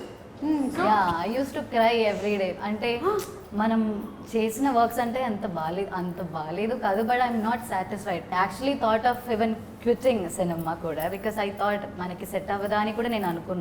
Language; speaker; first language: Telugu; non-native, learner; Malayalam